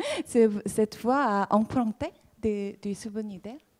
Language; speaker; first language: French; non-native, fluent; Korean